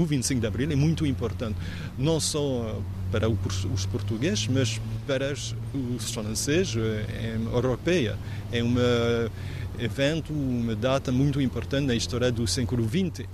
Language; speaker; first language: Portuguese; non-native, fluent; French